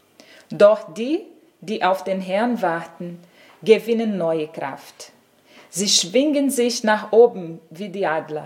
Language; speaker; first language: German; non-native, fluent; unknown